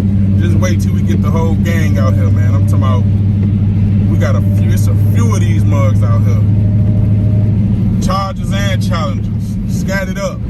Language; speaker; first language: English; native; English